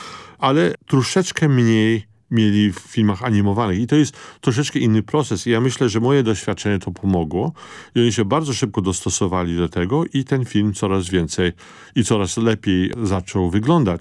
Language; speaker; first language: Polish; early bilingual, heritage; Polish